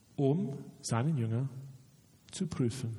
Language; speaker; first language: German; non-native, fluent; English